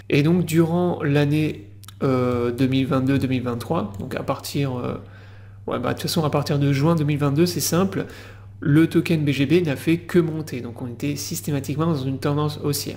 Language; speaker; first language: French; native; French